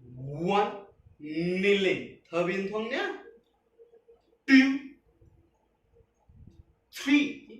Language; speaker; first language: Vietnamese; non-native, learner; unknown